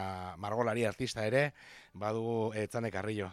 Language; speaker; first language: Basque; native; Basque